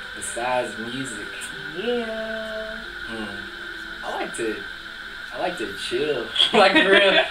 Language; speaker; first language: English; native; English